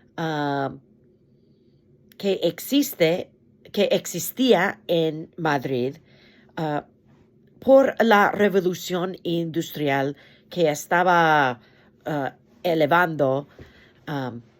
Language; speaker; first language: Spanish; non-native, fluent; English